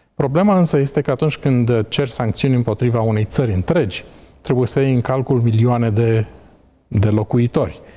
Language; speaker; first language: Romanian; native; Romanian